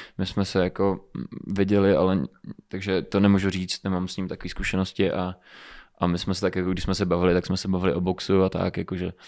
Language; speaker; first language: Czech; early bilingual, other home language; Romanian